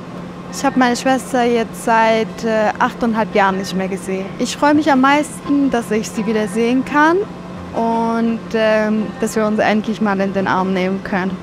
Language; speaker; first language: German; early bilingual, other home language; Kurdish